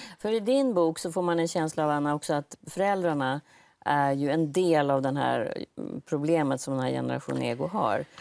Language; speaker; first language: Swedish; native; Swedish